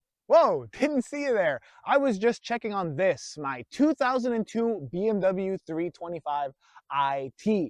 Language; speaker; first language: English; native; English